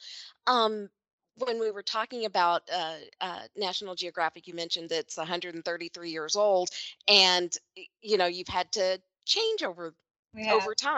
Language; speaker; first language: English; native; English